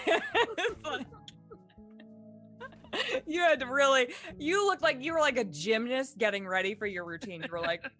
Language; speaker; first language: English; native; English